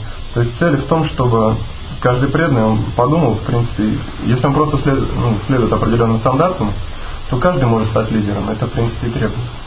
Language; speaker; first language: Russian; native; Russian